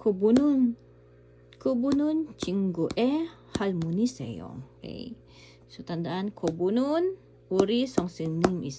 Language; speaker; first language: Korean; non-native, fluent; Filipino